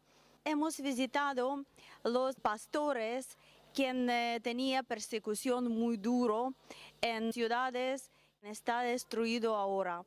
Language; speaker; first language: Spanish; non-native, learner; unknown